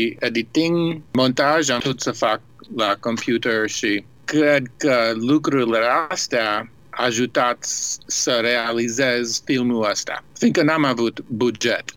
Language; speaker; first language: Romanian; early bilingual, heritage; Romanian